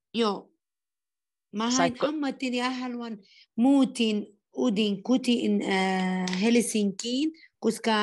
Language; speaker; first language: Finnish; non-native, learner; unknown